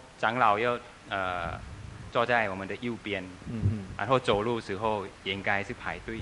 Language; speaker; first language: Chinese; non-native, fluent; Thai